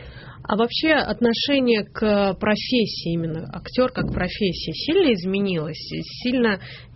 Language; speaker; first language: Russian; native; Russian